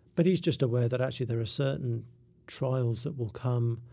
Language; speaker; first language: English; native; English